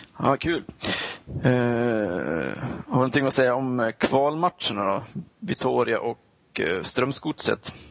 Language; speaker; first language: Swedish; native; Swedish